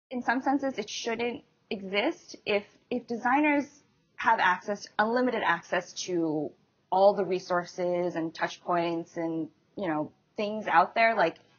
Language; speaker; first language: English; native; English